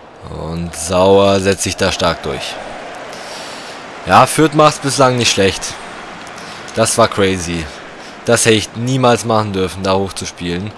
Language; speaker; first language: German; native; German